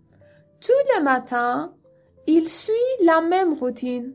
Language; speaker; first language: French; non-native, fluent; Persian